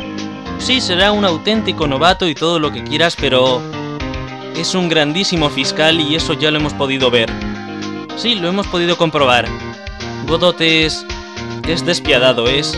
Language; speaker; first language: Spanish; native; Spanish